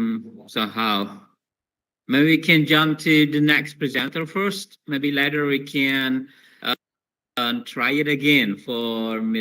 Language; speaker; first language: English; non-native, fluent; Indonesian